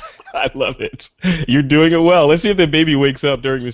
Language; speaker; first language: English; native; English